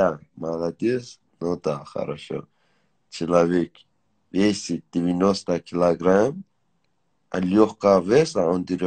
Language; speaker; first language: Russian; non-native, learner; Tajik